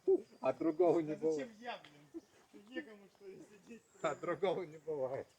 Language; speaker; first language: Russian; native; Russian